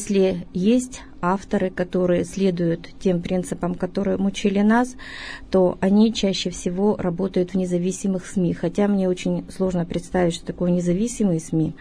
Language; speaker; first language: Russian; native; Russian